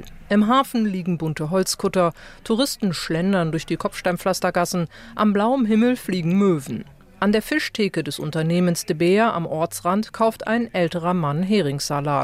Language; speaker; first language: German; native; German